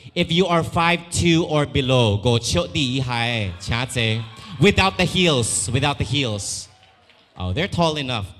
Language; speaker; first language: English; non-native, local second language; Filipino